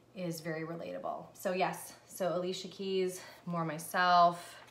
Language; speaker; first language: English; native; English